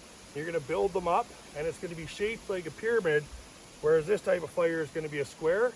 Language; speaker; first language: English; native; English